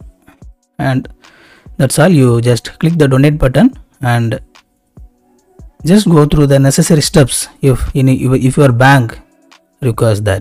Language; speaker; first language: English; non-native, local second language; Tamil